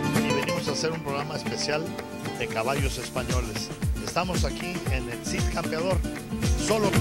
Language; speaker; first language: Spanish; native; Spanish